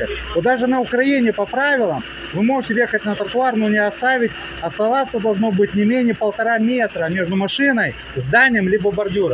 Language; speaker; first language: Russian; native; Russian